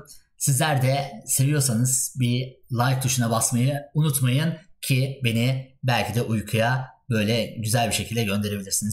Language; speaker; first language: Turkish; native; Turkish